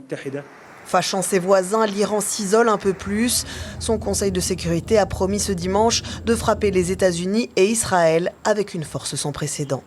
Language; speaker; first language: French; native; French